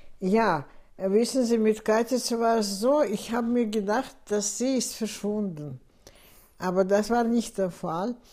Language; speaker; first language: German; non-native, fluent; Russian